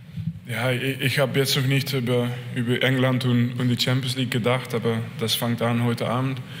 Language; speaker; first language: German; non-native, fluent; French